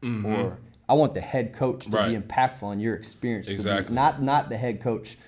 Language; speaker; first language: English; native; English